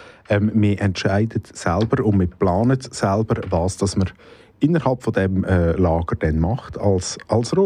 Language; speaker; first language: German; native; German